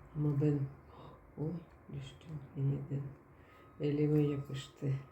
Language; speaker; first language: Turkish; non-native, learner; Russian